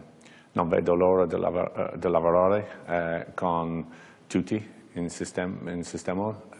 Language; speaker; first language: Italian; non-native, learner; English